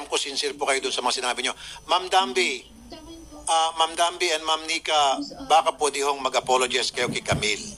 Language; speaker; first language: Filipino; native; Filipino